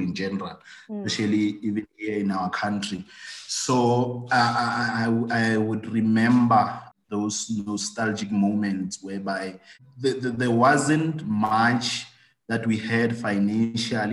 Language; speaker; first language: English; non-native, local second language; Southern Sotho